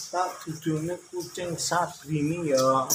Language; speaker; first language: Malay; non-native, local second language; Javanese